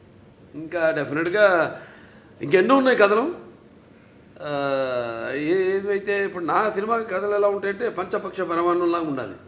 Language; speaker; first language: Telugu; native; Telugu